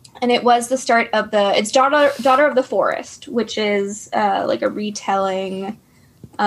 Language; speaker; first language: English; native; English